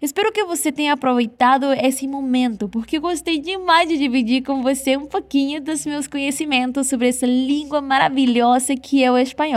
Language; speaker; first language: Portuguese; non-native, fluent; Spanish